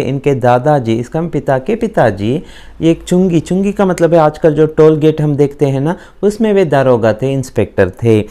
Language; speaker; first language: Hindi; non-native, local second language; Kannada